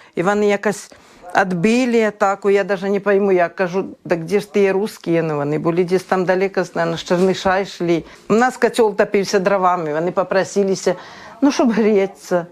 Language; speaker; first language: Ukrainian; native; Ukrainian